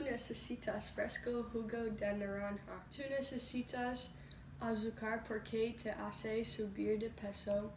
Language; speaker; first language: Spanish; non-native, learner; English